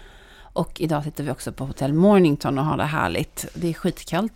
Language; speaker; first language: Swedish; native; Swedish